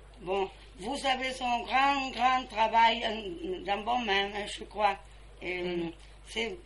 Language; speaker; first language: French; non-native, fluent; Spanish